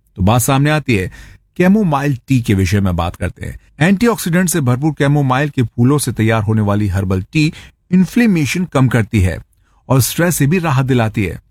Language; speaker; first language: Hindi; native; Hindi